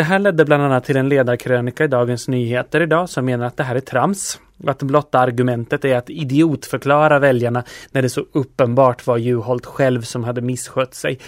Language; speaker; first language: Swedish; native; Swedish